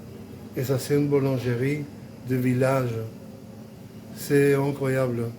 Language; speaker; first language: French; non-native, fluent; Spanish